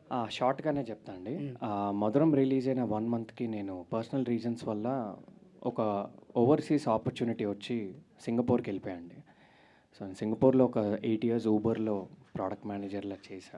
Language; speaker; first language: Telugu; native; Telugu